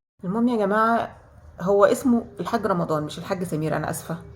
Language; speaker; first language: Arabic; native; Arabic